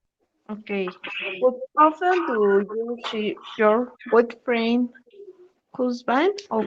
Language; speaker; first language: English; non-native, learner; Spanish